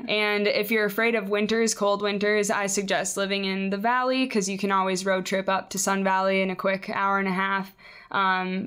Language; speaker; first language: English; native; English